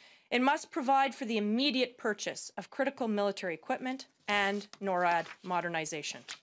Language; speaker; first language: English; native; English